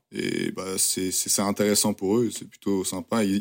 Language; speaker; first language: French; native; French